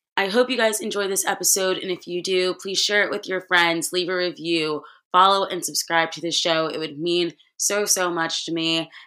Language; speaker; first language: English; native; English